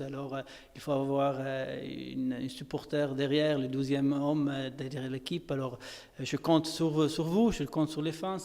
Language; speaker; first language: French; non-native, fluent; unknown